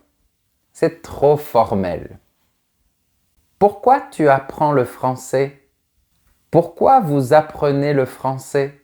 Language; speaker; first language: French; native; French